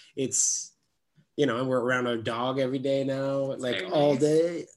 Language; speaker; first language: English; non-native, fluent; French